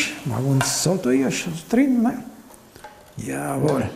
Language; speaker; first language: German; non-native, learner; Italian